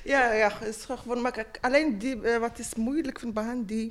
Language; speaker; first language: Dutch; non-native, learner; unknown